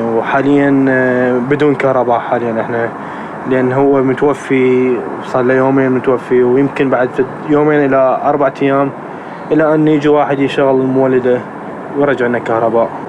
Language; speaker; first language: Arabic; native; Arabic